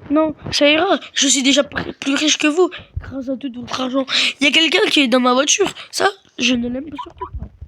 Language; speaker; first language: French; native; French